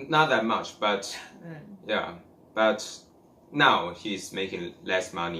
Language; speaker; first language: English; non-native, learner; Chinese